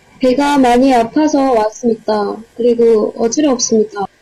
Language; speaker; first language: Korean; non-native, learner; Chinese